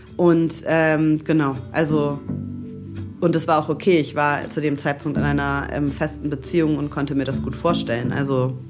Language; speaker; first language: German; native; German